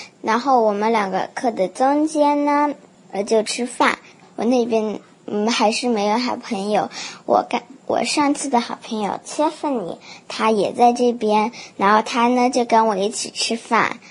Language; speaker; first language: Chinese; early bilingual, heritage; Chinese